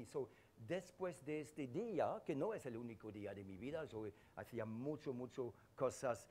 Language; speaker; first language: Spanish; non-native, fluent; French